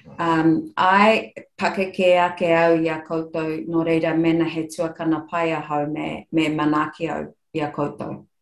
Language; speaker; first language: Māori; non-native, local second language; English